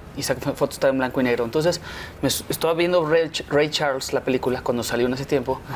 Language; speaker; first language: Spanish; native; Spanish